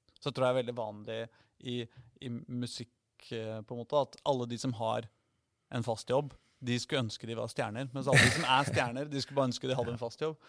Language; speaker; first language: Norwegian; native; Norwegian